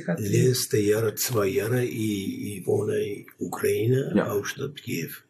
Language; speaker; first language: German; non-native, learner; Armenian